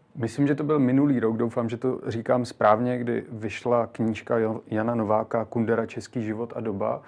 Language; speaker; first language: Czech; native; Czech